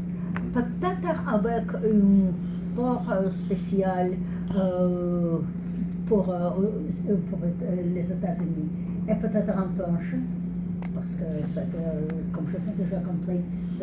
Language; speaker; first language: French; non-native, learner; English